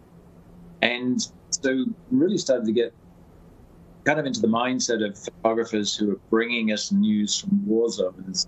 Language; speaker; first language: English; native; English